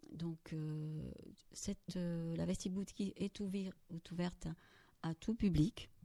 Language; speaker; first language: French; native; French